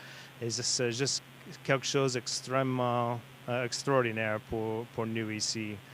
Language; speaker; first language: French; non-native, learner; English